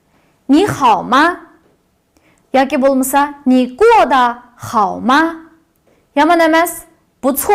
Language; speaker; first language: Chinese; non-native, local second language; Uyghur